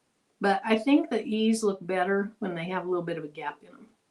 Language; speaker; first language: English; native; English